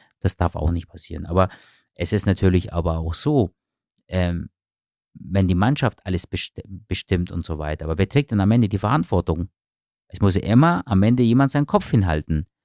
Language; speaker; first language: German; early bilingual, other home language; Turkish